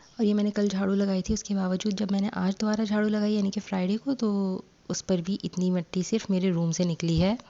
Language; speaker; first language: Urdu; native; Urdu